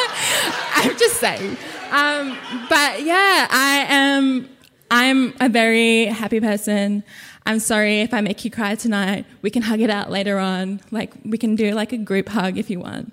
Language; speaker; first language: English; non-native, local second language; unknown